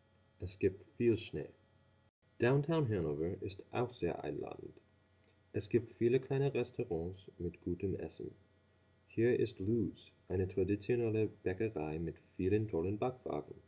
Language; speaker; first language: German; non-native, learner; English